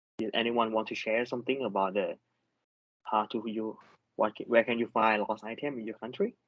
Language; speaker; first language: English; non-native, learner; Thai